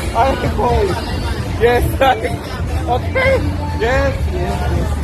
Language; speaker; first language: English; non-native, learner; Korean